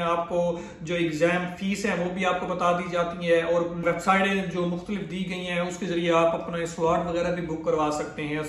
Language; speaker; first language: Urdu; non-native, local second language; Punjabi